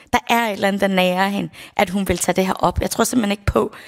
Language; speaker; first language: Danish; early bilingual, other home language; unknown